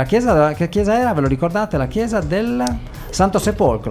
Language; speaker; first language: Italian; native; Italian